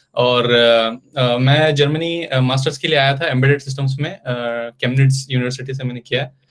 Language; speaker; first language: Hindi; non-native, local second language; Kannada